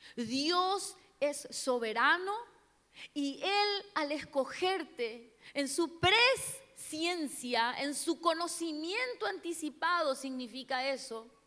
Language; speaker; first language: Spanish; non-native, local second language; Portuguese